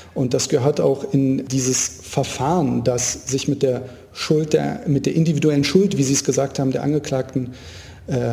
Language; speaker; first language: German; native; German